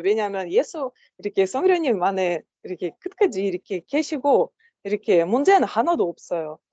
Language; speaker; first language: Korean; non-native, learner; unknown